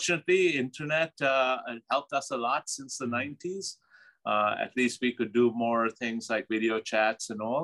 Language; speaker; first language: English; non-native, local second language; Urdu